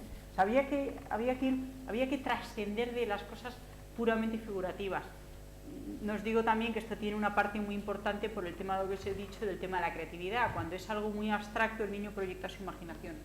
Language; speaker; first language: Spanish; native; Spanish